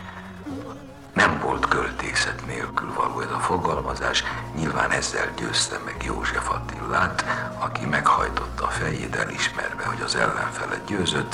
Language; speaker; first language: Hungarian; native; Hungarian